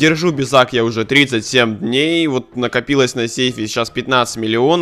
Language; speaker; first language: Russian; native; Russian